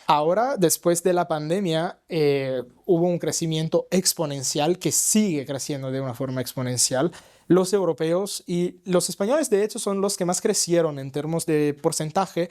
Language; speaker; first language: Spanish; non-native, fluent; Italian